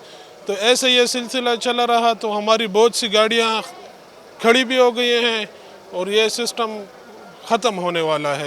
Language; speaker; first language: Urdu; non-native, local second language; Pashto